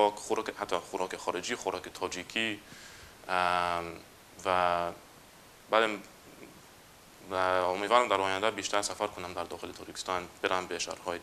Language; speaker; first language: Persian; non-native, fluent; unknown